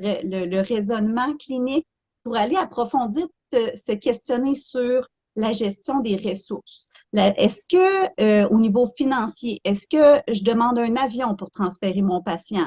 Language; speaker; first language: French; native; French